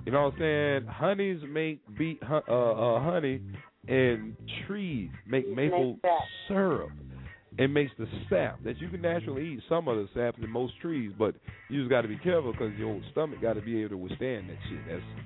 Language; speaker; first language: English; native; English